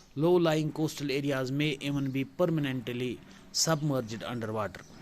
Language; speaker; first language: English; non-native, local second language; Urdu